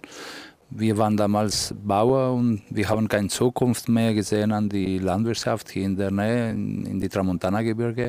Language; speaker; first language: German; non-native, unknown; Catalan